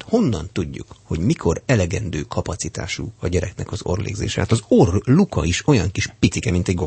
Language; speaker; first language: Hungarian; native; Hungarian